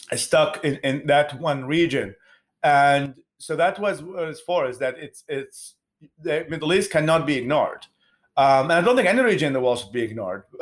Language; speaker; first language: English; non-native, fluent; Arabic